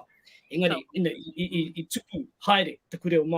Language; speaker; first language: Māori; non-native, local second language; English